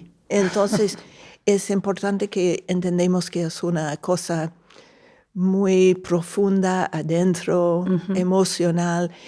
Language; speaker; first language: Spanish; non-native, fluent; English